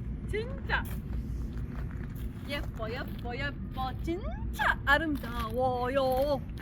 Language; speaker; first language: Korean; non-native, learner; Arabic